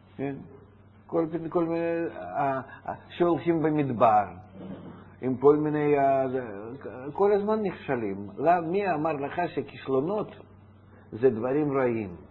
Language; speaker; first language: Hebrew; non-native, fluent; Russian